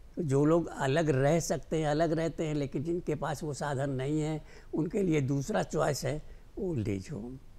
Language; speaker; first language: Hindi; native; Hindi